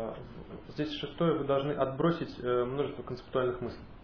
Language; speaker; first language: Russian; native; Russian